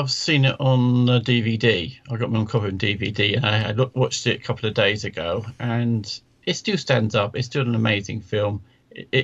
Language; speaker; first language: English; native; English